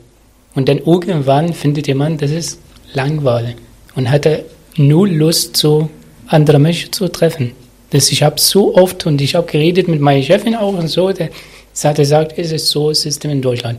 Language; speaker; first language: German; non-native, learner; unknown